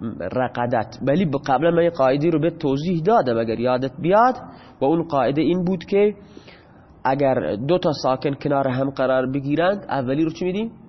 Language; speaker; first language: Persian; non-native, local second language; Baluchi